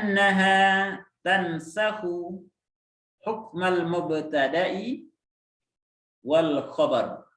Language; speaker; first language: Arabic; non-native, fluent; Indonesian